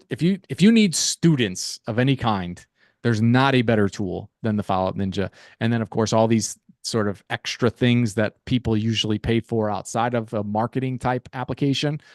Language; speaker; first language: English; native; English